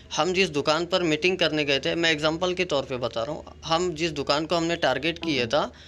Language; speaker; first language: Hindi; non-native, local second language; Urdu